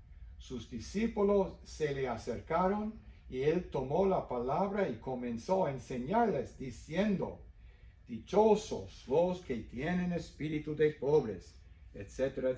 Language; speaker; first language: Spanish; non-native, fluent; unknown